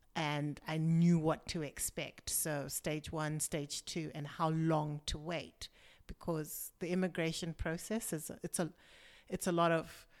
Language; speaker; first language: English; non-native, local second language; Shona